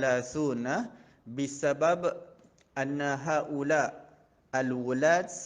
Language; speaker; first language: Arabic; non-native, fluent; Malay